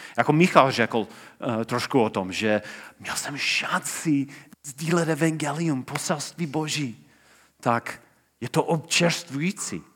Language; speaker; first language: Czech; non-native, fluent; English